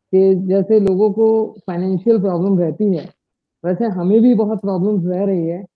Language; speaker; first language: Hindi; native; Hindi